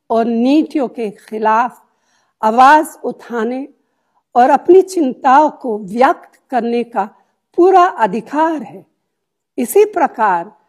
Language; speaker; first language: Hindi; non-native, fluent; Italian